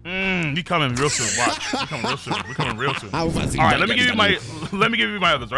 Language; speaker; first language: English; native; English